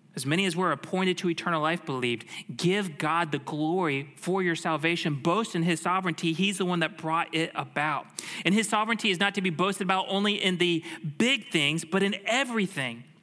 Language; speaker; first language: English; native; English